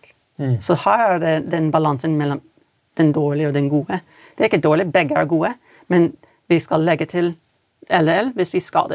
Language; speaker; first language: Norwegian; non-native, fluent; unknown